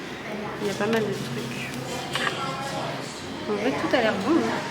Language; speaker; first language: French; native; French